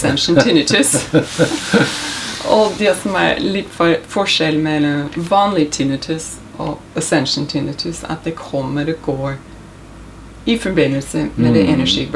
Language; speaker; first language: Norwegian; non-native, fluent; English